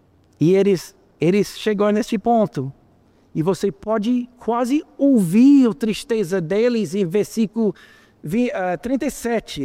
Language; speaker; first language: Portuguese; non-native, fluent; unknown